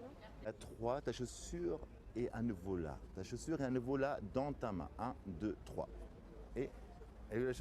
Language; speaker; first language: French; native; French